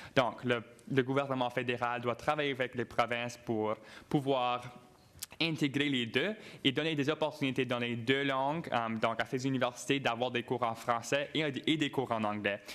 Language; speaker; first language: French; non-native, local second language; English